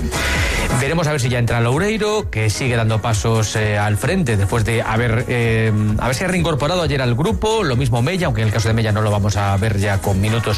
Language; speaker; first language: Spanish; native; Spanish